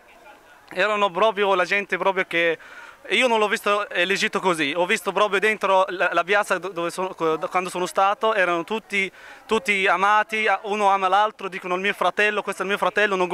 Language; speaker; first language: Italian; non-native, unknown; Arabic